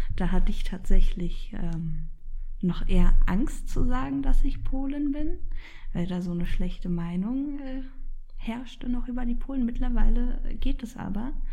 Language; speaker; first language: German; early bilingual, other home language; Polish